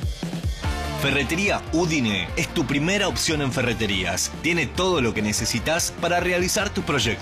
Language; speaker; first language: Spanish; native; Spanish